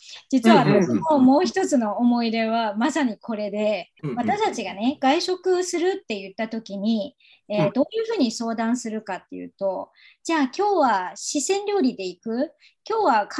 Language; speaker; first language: Japanese; non-native, fluent; Chinese